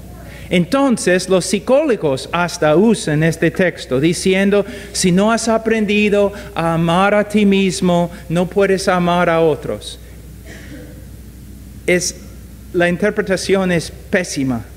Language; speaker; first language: Spanish; non-native, fluent; English